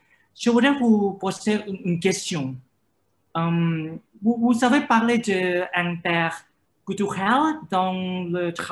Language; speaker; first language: French; non-native, fluent; Thai